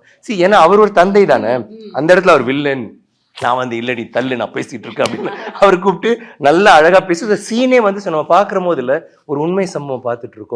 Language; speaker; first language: Tamil; native; Tamil